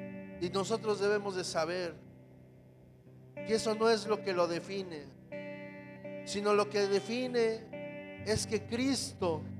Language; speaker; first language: Spanish; native; Spanish